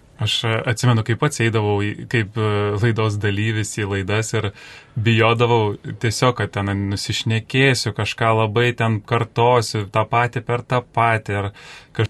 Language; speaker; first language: Lithuanian; native; Lithuanian